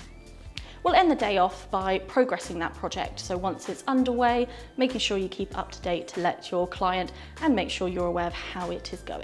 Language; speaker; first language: English; native; English